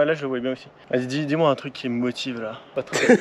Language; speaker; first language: French; native; French